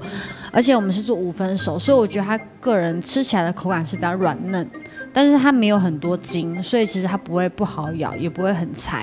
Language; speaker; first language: Chinese; native; Chinese